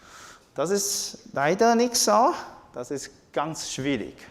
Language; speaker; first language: German; non-native, fluent; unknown